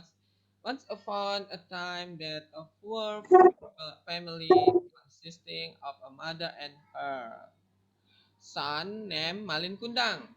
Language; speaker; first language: English; non-native, learner; Indonesian